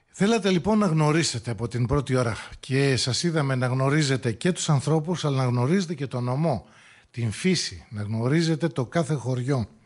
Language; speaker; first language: Greek; native; Greek